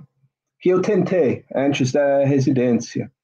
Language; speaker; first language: Portuguese; non-native, fluent; English